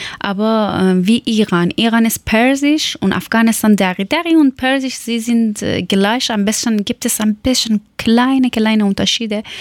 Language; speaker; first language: German; non-native, learner; Persian